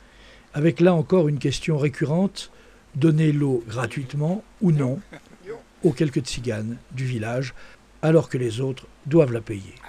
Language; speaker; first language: French; native; French